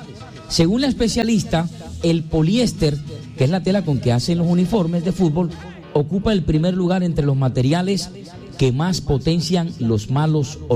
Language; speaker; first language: Spanish; native; Spanish